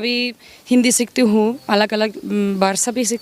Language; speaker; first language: Hindi; non-native, learner; Spanish